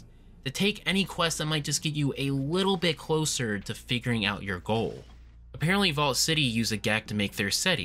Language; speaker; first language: English; native; English